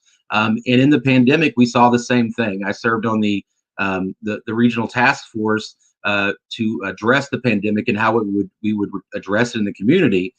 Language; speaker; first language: English; native; English